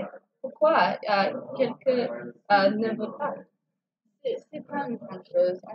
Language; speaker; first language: French; non-native, learner; English